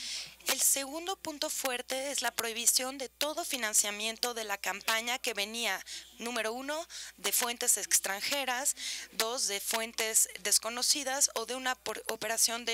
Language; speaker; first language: Spanish; non-native, fluent; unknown